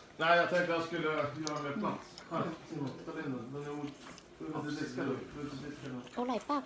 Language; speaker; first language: Swedish; non-native, learner; Thai